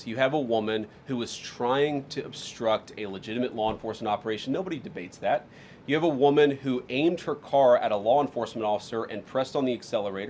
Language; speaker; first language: English; native; English